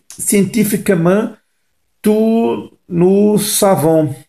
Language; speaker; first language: French; non-native, learner; Portuguese